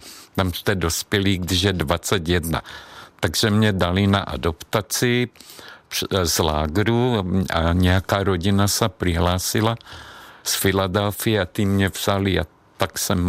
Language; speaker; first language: Czech; non-native, fluent; Hungarian